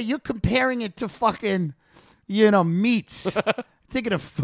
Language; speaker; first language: English; native; English